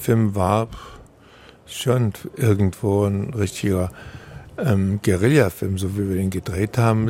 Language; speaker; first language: German; native; German